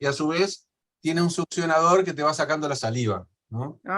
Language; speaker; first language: Spanish; native; Spanish